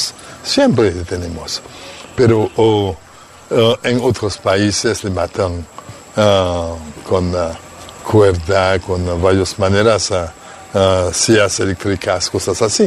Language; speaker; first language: Spanish; non-native, fluent; Haitian Creole